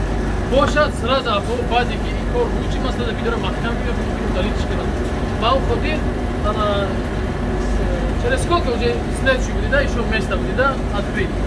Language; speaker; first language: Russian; non-native, learner; Tajik